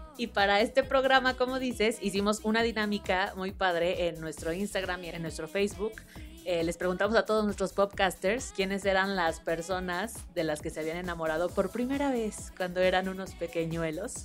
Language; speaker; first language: Spanish; native; Spanish